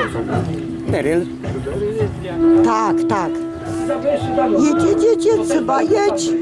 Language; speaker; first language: Polish; native; Polish